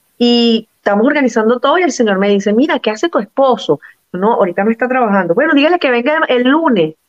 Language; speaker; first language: Spanish; native; Spanish